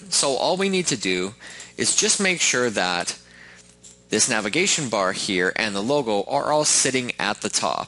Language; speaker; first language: English; native; English